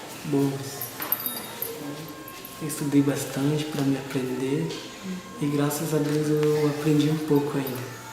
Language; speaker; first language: Portuguese; non-native, local second language; Guarani